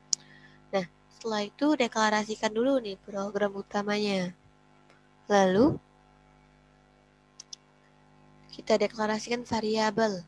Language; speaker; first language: Indonesian; native; Indonesian